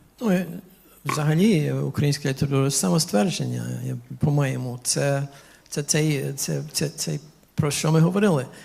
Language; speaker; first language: Ukrainian; early bilingual, heritage; Ukrainian